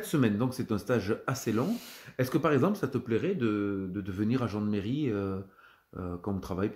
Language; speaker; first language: French; native; French